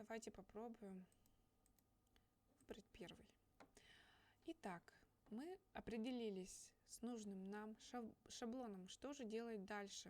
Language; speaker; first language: Russian; native; Russian